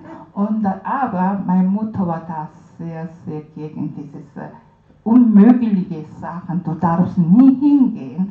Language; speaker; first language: German; non-native, learner; Korean